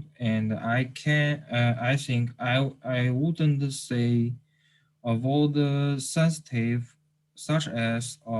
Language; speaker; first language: English; non-native, learner; Chinese